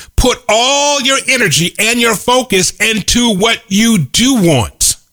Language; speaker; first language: English; native; English